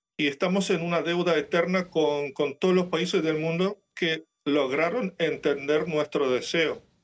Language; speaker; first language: Spanish; non-native, fluent; Ukrainian